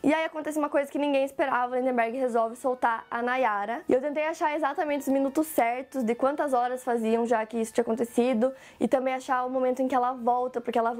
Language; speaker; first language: Portuguese; native; Portuguese